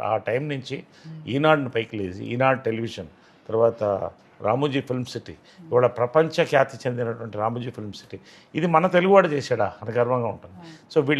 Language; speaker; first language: Telugu; native; Telugu